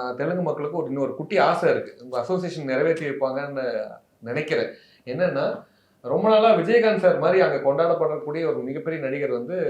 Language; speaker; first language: Tamil; native; Tamil